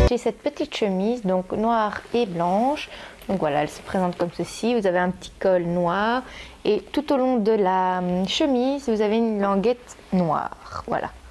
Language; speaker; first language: French; native; French